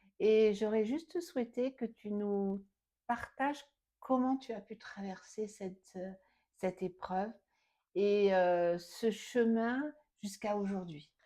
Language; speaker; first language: French; native; French